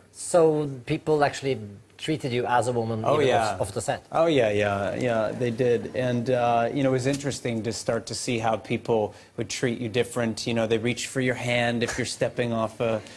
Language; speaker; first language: English; native; English